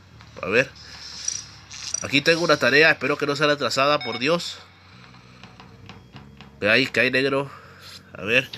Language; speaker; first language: Spanish; native; Spanish